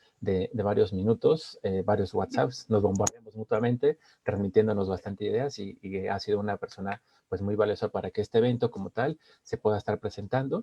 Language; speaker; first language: Spanish; native; Spanish